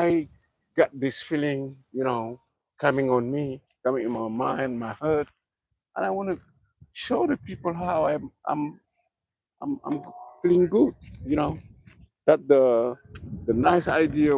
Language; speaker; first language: English; non-native, learner; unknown